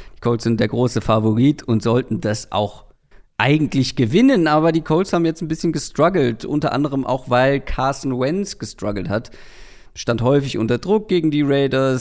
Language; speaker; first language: German; native; German